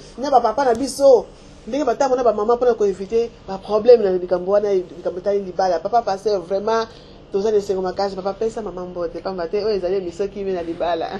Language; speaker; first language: Lingala; native; Lingala